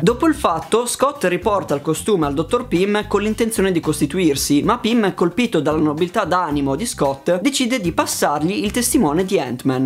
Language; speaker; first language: Italian; native; Italian